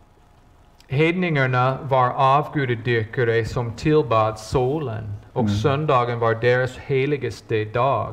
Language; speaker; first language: Swedish; non-native, fluent; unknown